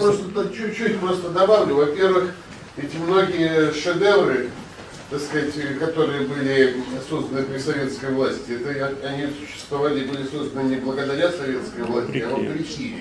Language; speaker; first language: Russian; native; Russian